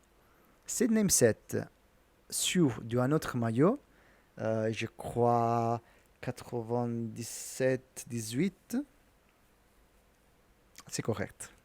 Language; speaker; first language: French; non-native, learner; Italian